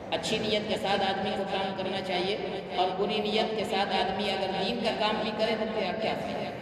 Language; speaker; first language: Urdu; non-native, local second language; Gujarati